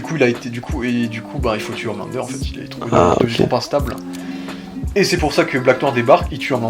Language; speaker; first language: French; native; French